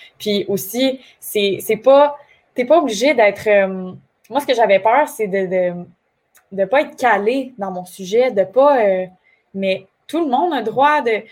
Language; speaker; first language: French; native; French